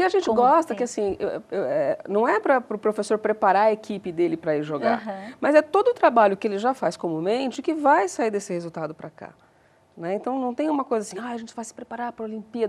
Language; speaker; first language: Portuguese; native; Portuguese